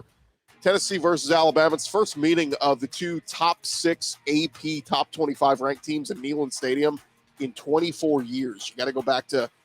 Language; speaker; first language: English; native; English